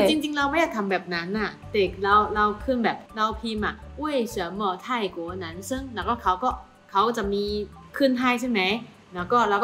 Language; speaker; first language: Thai; non-native, fluent; Chinese